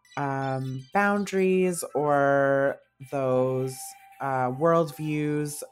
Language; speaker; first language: English; native; English